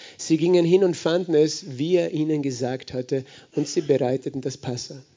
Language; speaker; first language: German; native; German